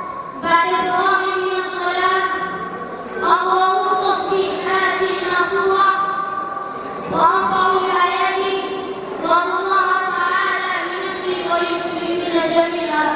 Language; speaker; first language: Arabic; non-native, learner; Urdu